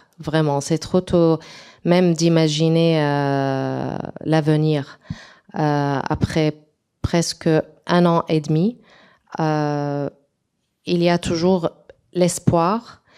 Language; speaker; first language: French; non-native, local second language; Arabic